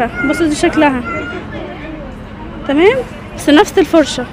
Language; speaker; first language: Arabic; native; Arabic